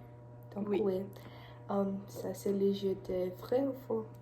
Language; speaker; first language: French; non-native, learner; English